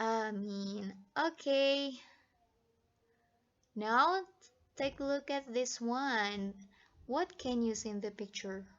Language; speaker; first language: English; non-native, fluent; Indonesian